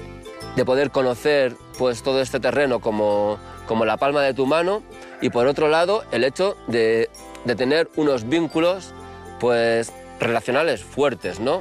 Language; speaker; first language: Spanish; native; Spanish